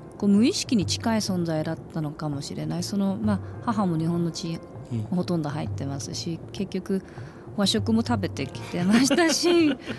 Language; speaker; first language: Japanese; non-native, fluent; English